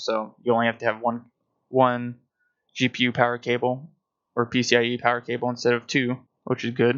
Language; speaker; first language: English; native; English